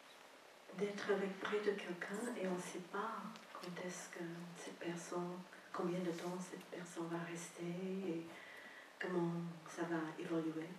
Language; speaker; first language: French; non-native, fluent; English